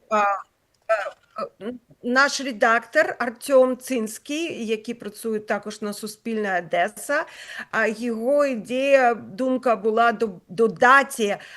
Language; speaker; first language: Ukrainian; non-native, local second language; Russian